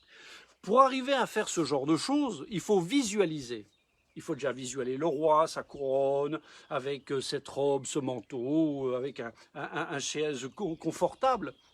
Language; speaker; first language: French; native; French